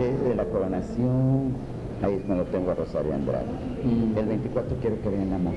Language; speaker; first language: Spanish; native; Spanish